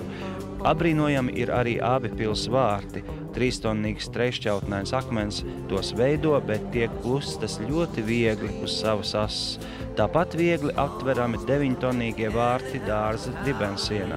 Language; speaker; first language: Latvian; native; Latvian